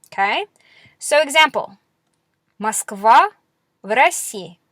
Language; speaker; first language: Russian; non-native, fluent; English